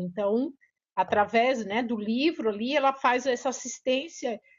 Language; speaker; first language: Portuguese; native; Portuguese